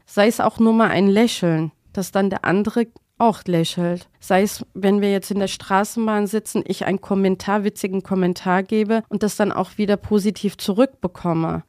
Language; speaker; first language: German; early bilingual, other home language; Turkish